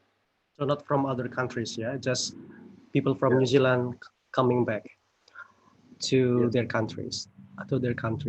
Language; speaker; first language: English; non-native, fluent; Indonesian